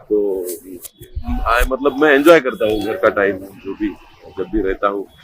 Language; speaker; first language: Hindi; non-native, local second language; Marathi